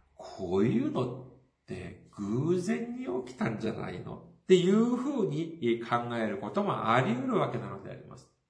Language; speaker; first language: Japanese; non-native, fluent; Korean